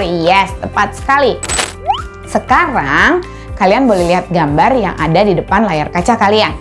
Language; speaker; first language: Indonesian; native; Indonesian